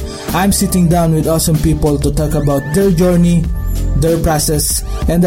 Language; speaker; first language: English; non-native, local second language; Filipino